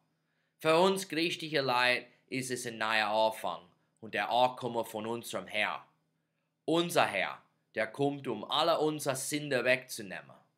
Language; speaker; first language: German; non-native, fluent; English